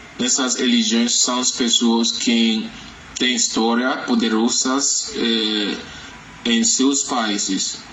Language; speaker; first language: Portuguese; non-native, learner; Yoruba